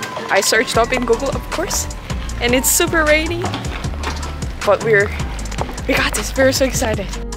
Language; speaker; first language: English; non-native, fluent; Korean